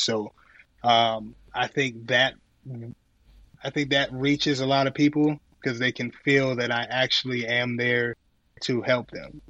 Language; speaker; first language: English; native; English